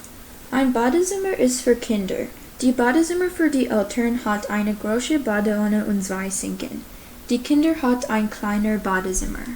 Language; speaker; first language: German; non-native, learner; English